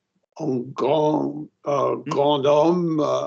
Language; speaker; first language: French; non-native, learner; English